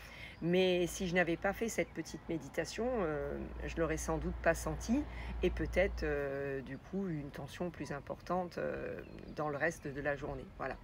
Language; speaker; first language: French; native; French